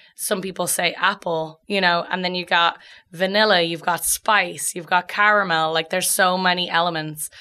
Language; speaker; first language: English; native; English